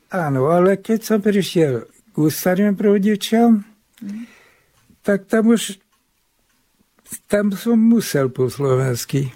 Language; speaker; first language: Slovak; early bilingual, heritage; Hungarian